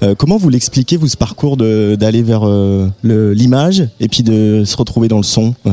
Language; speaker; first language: French; native; French